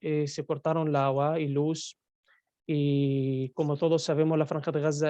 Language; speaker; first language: Spanish; non-native, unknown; Arabic